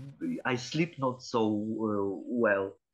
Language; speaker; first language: English; non-native, learner; Polish